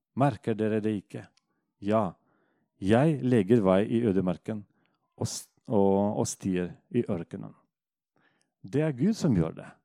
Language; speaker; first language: Norwegian; non-native, fluent; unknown